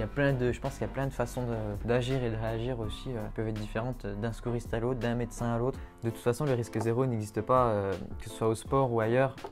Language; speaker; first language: French; native; French